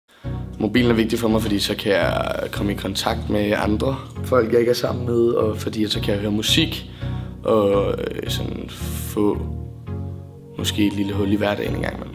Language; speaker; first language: Danish; native; Danish